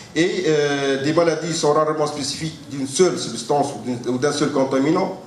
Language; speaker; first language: French; non-native, local second language; Arabic